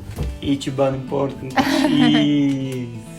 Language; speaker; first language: Japanese; non-native, learner; Serbian